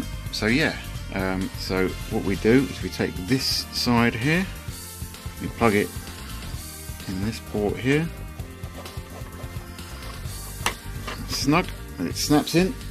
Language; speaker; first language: English; native; English